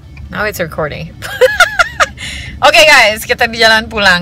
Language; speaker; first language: English; non-native, fluent; Indonesian